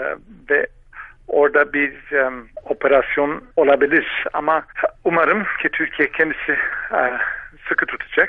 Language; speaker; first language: Turkish; non-native, fluent; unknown